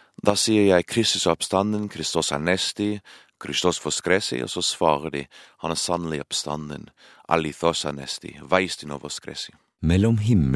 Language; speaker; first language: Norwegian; non-native, fluent; English